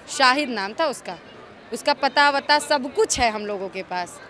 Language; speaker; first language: Hindi; native; Hindi